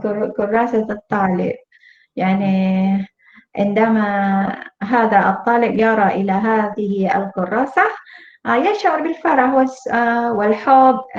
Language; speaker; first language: Arabic; non-native, fluent; Malay